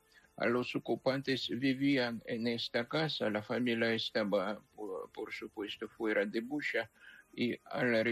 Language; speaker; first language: Spanish; non-native, fluent; Ukrainian